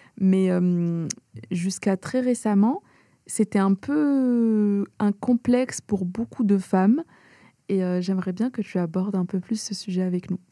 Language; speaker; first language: French; early bilingual, other home language; Arabic